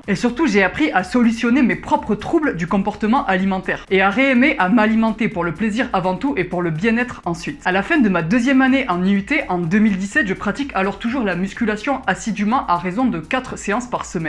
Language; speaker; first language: French; native; French